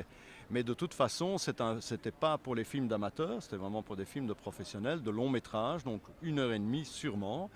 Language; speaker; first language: French; native; French